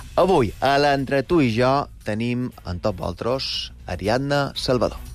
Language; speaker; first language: Catalan; native; Catalan